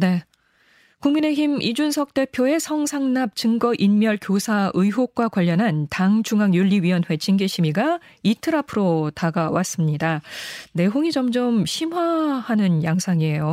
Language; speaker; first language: Korean; native; Korean